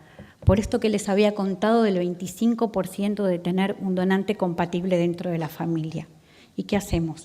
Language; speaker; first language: Spanish; native; Spanish